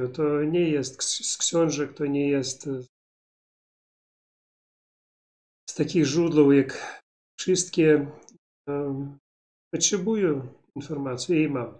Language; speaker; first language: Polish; non-native, learner; Belarusian